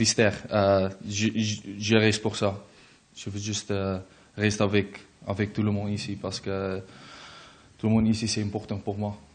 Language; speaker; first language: French; non-native, learner; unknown